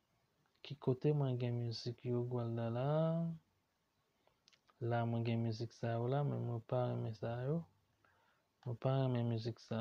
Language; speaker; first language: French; non-native, learner; Haitian Creole